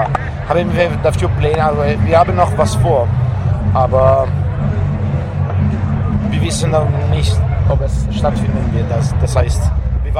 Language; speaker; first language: German; non-native, fluent; Italian